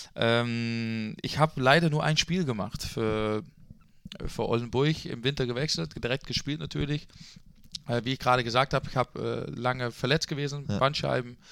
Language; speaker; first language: German; non-native, fluent; Dutch